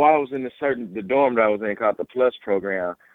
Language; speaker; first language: English; native; English